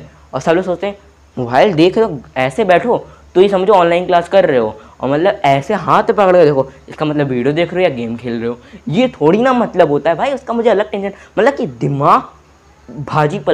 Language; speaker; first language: Hindi; native; Hindi